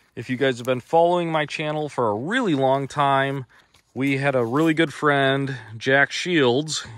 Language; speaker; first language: English; native; English